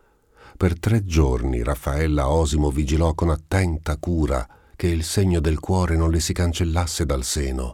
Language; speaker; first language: Italian; native; Italian